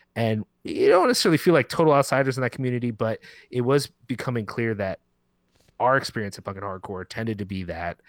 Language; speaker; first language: English; early bilingual, other home language; Spanish